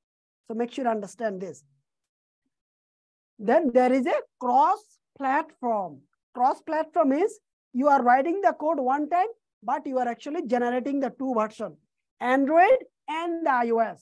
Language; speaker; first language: English; non-native, fluent; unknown